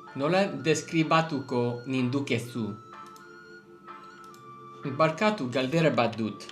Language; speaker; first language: Basque; non-native, learner; English